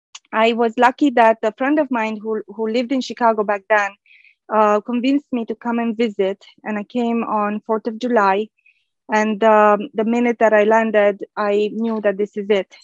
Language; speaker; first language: English; non-native, fluent; Romanian